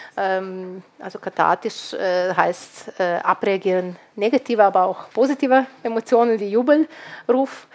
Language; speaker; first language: German; non-native, fluent; Ukrainian